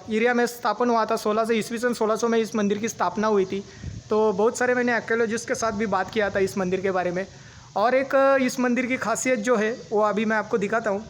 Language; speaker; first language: Hindi; non-native, local second language; Marathi